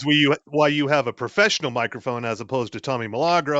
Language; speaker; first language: English; native; English